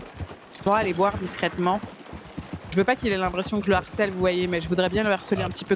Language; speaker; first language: French; native; French